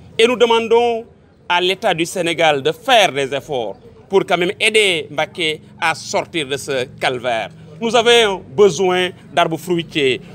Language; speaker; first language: French; non-native, local second language; Wolof